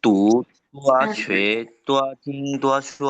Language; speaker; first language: Chinese; non-native, learner; Lao